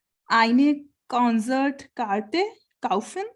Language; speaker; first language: German; non-native, learner; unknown